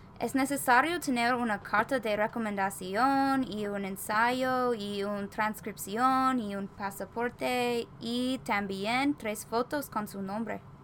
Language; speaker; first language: Spanish; non-native, learner; English